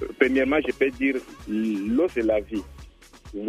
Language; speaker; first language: French; non-native, learner; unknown